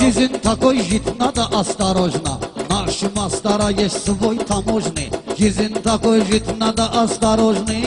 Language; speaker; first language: Russian; non-native, learner; Talysh